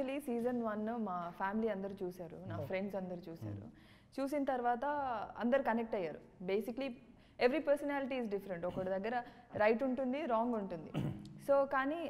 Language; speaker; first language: Telugu; native; Telugu